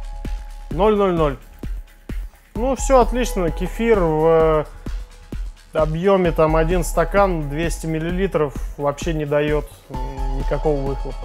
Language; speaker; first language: Russian; native; Russian